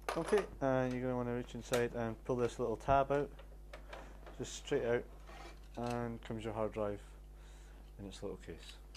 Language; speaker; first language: English; native; English